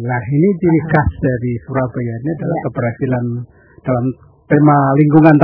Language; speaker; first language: Indonesian; native; Indonesian